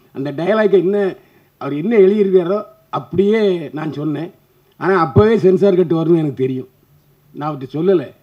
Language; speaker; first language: Tamil; native; Tamil